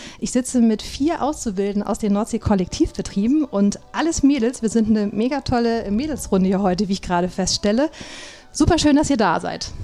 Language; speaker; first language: German; native; German